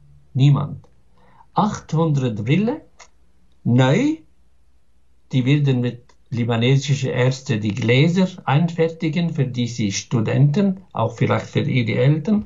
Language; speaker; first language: German; non-native, fluent; Arabic